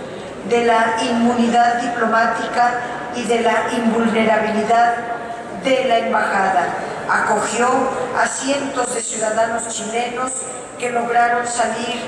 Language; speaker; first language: Spanish; native; Spanish